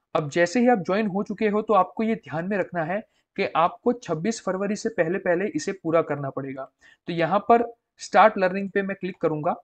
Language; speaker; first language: Hindi; non-native, local second language; Gujarati